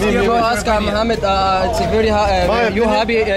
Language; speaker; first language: English; non-native, learner; Arabic